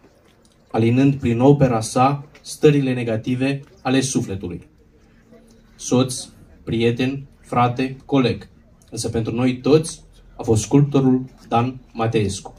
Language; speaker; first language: Romanian; native; Romanian